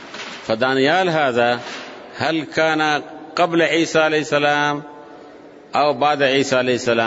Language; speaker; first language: Arabic; non-native, fluent; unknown